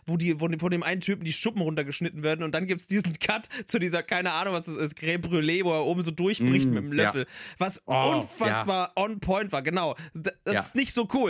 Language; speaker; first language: German; native; German